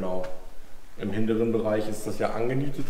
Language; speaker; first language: German; native; German